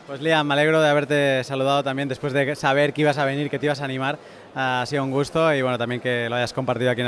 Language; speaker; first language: Spanish; native; Spanish